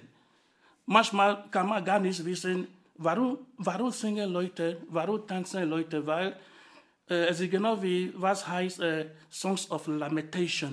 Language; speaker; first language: German; non-native, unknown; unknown